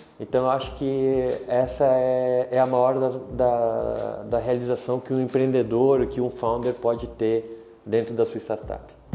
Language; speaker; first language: Portuguese; native; Portuguese